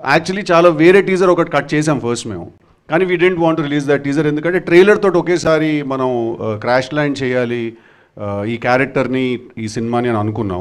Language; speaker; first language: Telugu; native; Telugu